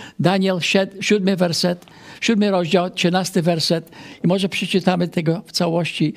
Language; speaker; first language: Polish; non-native, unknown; English